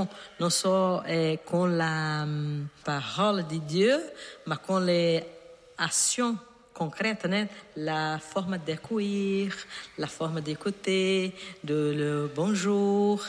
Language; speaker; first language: French; non-native, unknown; Portuguese